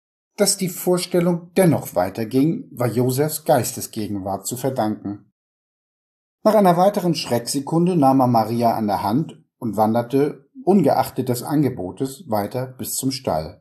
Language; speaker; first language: German; native; German